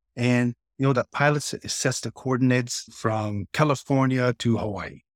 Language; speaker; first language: English; native; English